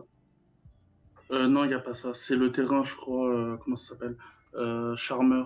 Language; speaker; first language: French; native; French